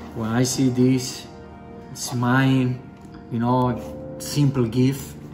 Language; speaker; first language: English; non-native, learner; Spanish